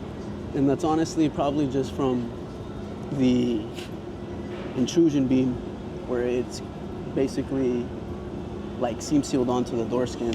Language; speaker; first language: English; native; English